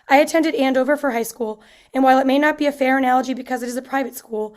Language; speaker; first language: English; native; English